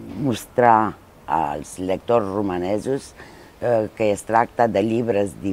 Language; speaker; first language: Catalan; non-native, fluent; Romanian